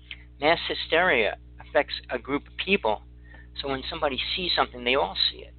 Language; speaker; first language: English; native; English